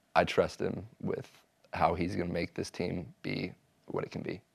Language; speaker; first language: English; native; English